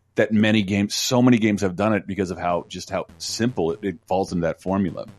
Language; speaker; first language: English; native; English